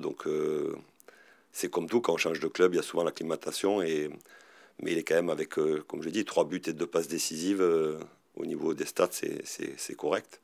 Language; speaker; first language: French; native; French